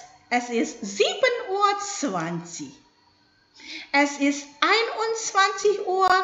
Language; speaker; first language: German; non-native, fluent; Indonesian